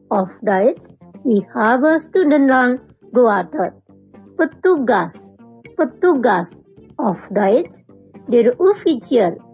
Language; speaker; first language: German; non-native, fluent; Indonesian